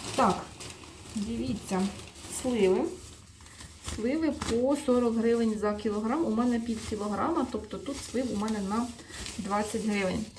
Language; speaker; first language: Ukrainian; non-native, local second language; Russian